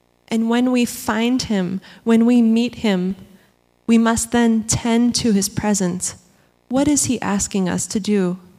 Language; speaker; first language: English; native; English